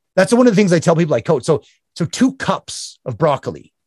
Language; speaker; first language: English; native; English